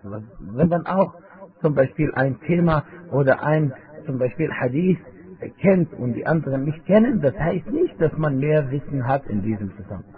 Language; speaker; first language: German; non-native, fluent; Arabic